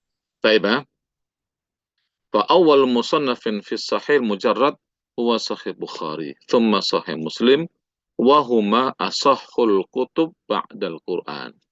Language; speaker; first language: Arabic; non-native, fluent; Indonesian